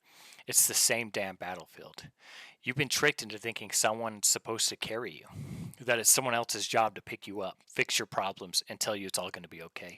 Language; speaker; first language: English; native; English